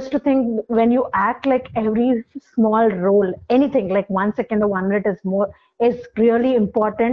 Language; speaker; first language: English; non-native, local second language; Telugu